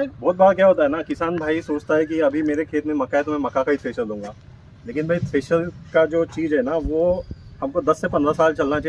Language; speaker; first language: Hindi; non-native, local second language; Marathi